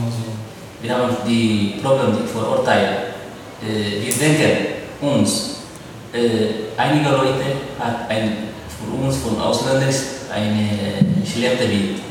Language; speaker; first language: German; non-native, learner; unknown